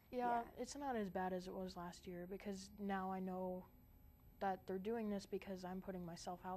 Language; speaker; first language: English; native; English